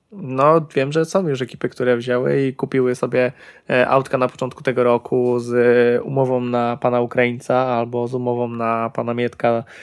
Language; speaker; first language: Polish; native; Polish